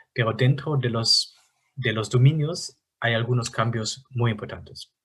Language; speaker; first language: Spanish; non-native, fluent; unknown